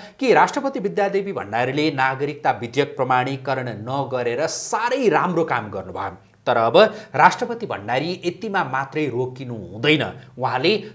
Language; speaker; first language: Nepali; native; Nepali